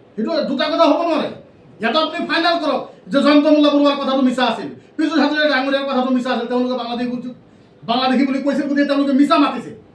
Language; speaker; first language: Assamese; non-native, local second language; Bangla